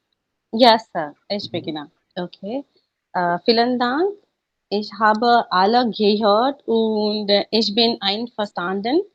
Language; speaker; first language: German; non-native, learner; Hindi